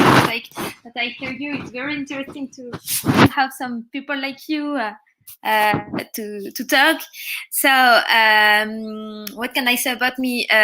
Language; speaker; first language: English; non-native, learner; French